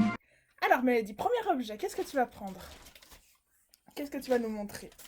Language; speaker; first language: French; native; French